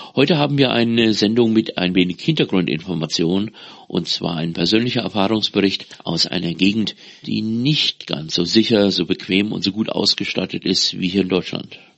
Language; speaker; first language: German; native; German